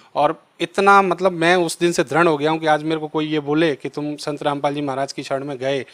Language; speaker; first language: Hindi; native; Hindi